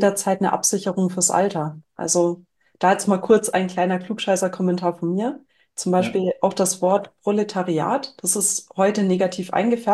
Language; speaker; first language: German; native; German